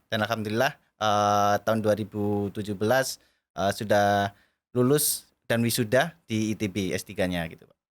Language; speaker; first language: Indonesian; native; Indonesian